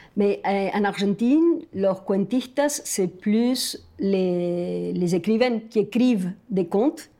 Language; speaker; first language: French; non-native, fluent; Spanish